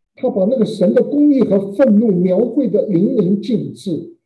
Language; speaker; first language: Chinese; native; Chinese